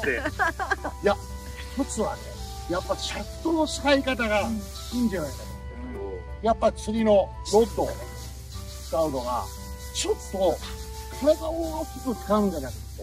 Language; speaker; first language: Japanese; native; Japanese